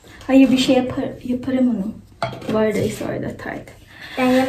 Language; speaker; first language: Turkish; non-native, learner; Filipino